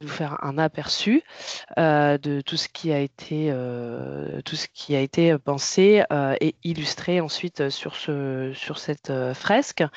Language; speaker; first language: French; native; French